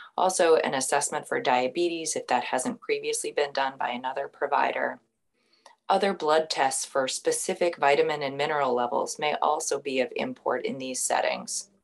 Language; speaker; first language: English; native; English